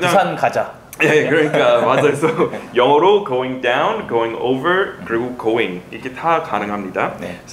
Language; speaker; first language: Korean; non-native, fluent; English